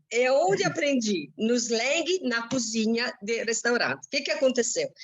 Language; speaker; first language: Portuguese; non-native, fluent; Italian